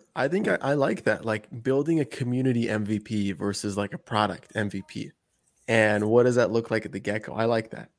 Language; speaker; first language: English; native; English